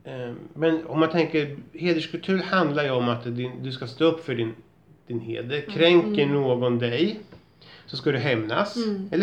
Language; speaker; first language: Swedish; native; Swedish